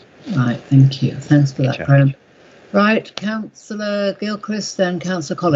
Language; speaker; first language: English; native; English